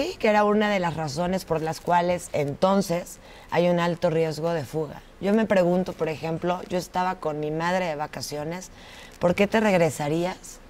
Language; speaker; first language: Spanish; native; Spanish